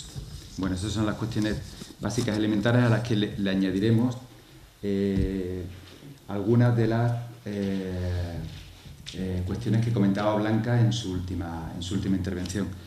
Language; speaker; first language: Spanish; native; Spanish